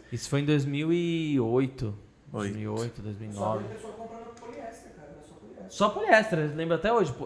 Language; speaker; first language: Portuguese; native; Portuguese